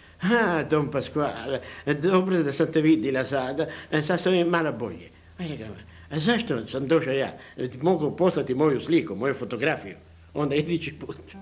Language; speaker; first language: Bosnian; early bilingual, heritage; Bosnian